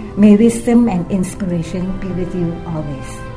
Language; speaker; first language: English; non-native, local second language; Cantonese